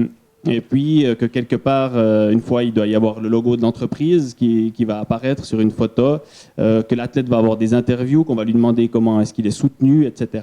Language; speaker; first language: French; native; French